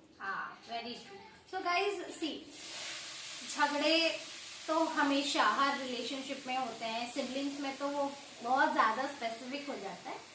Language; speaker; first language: Hindi; non-native, local second language; Odia